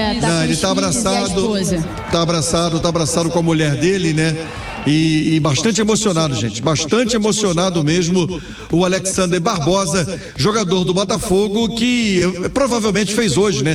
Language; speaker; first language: Portuguese; native; Portuguese